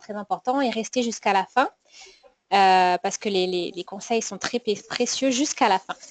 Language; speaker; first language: French; native; French